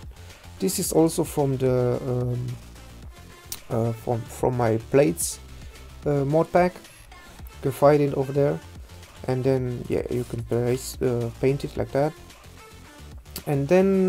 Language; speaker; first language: English; non-native, fluent; German